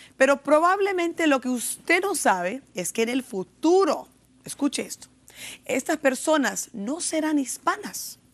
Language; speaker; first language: Spanish; early bilingual, heritage; Spanish